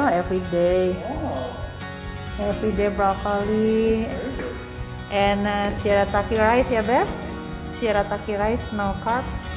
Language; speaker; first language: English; non-native, fluent; Indonesian